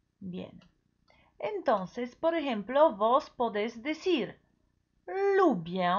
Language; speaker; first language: Spanish; non-native, fluent; Polish